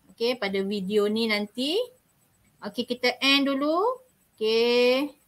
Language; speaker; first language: Malay; native; Malay